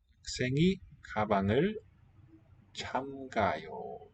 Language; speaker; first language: Korean; non-native, learner; English